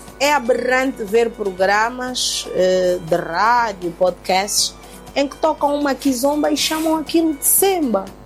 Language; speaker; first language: Portuguese; native; Portuguese